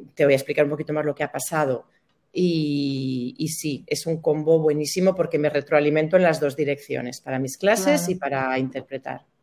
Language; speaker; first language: Spanish; native; Spanish